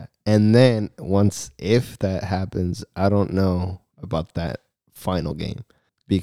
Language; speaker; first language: English; early bilingual, other home language; Spanish